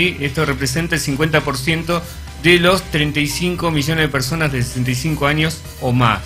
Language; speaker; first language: Spanish; native; Spanish